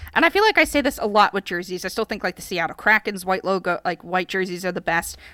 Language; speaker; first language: English; native; English